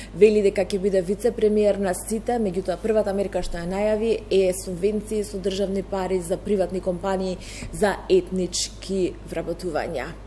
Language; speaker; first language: Macedonian; native; Macedonian